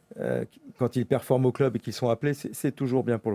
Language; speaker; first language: French; native; French